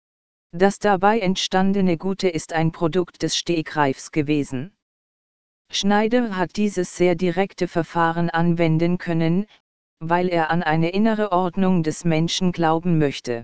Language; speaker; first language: German; native; German